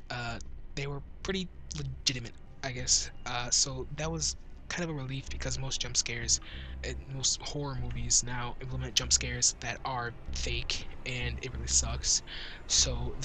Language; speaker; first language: English; native; English